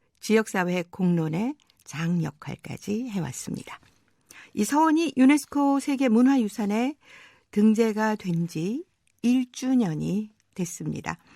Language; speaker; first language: Korean; native; Korean